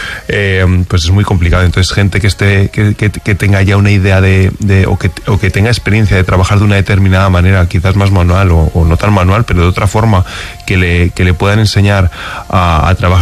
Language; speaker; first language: Spanish; native; Spanish